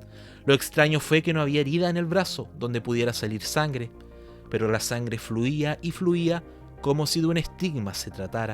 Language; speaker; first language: Spanish; native; Spanish